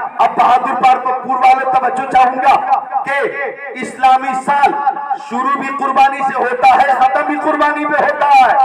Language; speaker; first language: Urdu; native; Urdu